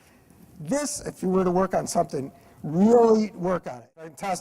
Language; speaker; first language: English; native; English